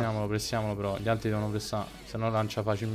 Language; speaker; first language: Italian; native; Italian